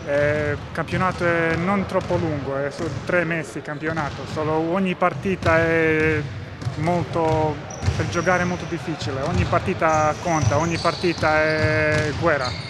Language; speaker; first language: Italian; non-native, learner; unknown